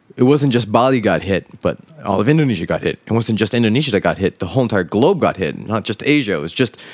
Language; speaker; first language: English; native; English